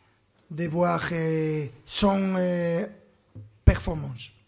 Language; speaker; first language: French; non-native, fluent; Spanish